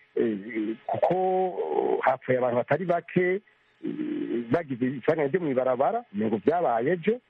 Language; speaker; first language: Rundi; native; Rundi